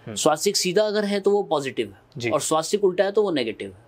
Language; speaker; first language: Hindi; native; Hindi